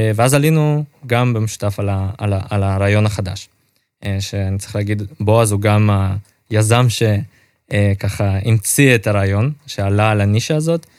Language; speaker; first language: Hebrew; non-native, fluent; Russian